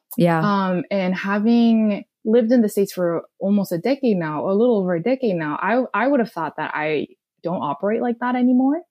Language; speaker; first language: English; non-native, fluent; Korean